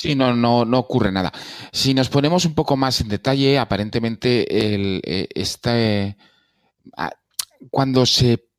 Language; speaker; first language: Spanish; native; Spanish